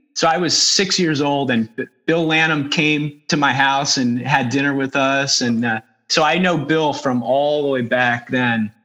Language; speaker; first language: English; native; English